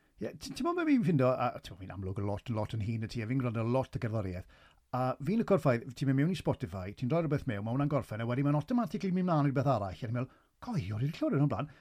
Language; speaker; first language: Welsh; native; Welsh